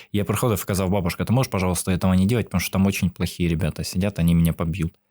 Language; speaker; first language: Russian; native; Russian